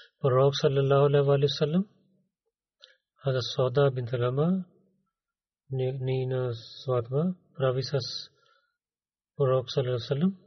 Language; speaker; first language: Bulgarian; non-native, learner; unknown